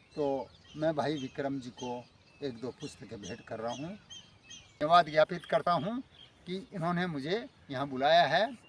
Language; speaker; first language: Hindi; native; Hindi